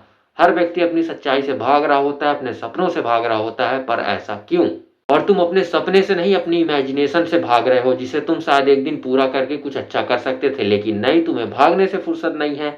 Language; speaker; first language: Hindi; native; Hindi